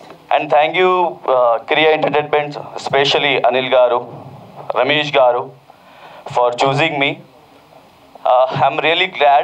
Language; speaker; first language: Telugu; non-native, local second language; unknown